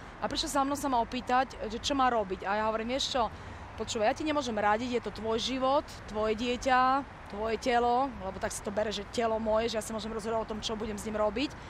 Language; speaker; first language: Slovak; native; Slovak